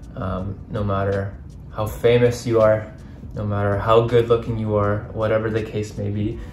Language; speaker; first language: English; native; English